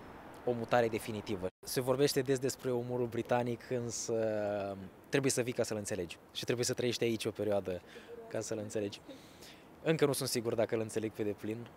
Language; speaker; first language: Romanian; native; Romanian